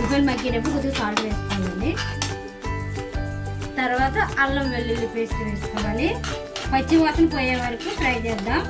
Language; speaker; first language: Telugu; native; Telugu